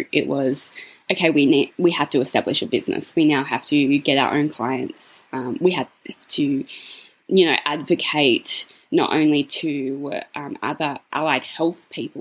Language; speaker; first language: English; native; English